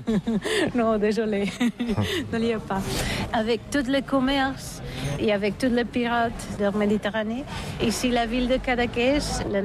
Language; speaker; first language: French; non-native, learner; Catalan